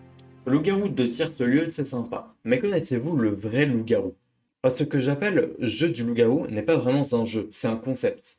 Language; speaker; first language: French; native; French